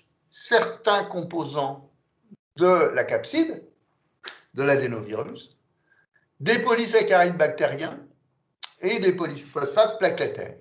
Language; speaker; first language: French; native; French